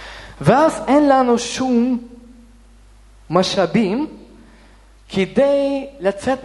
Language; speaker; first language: Hebrew; non-native, fluent; Russian